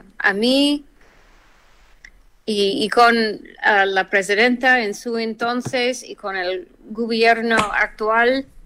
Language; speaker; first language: Spanish; non-native, fluent; English